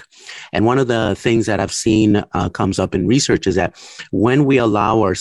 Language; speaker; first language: English; early bilingual, other home language; Spanish